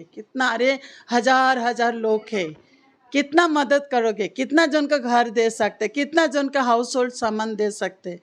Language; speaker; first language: Hindi; non-native, local second language; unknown